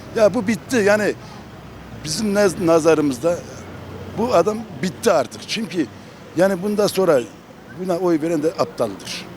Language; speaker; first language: Turkish; non-native, local second language; Kurdish